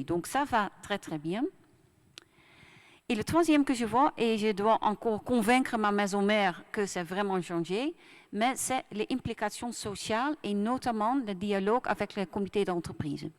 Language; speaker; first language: French; non-native, fluent; Dutch